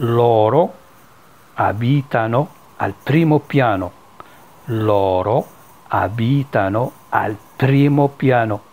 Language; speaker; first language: Italian; non-native, fluent; Arabic